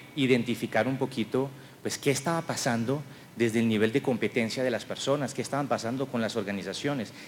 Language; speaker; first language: Spanish; non-native, fluent; French